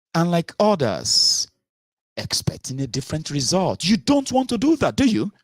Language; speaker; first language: English; non-native, local second language; Yoruba